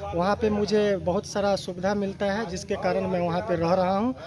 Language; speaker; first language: Hindi; native; Hindi